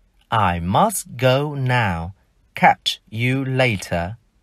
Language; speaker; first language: English; non-native, fluent; Vietnamese